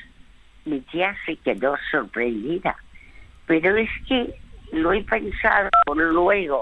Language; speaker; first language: Spanish; early bilingual, other home language; French